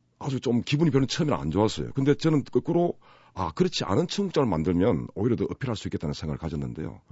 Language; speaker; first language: Korean; native; Korean